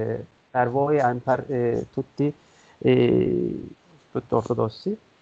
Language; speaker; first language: Italian; non-native, learner; Turkish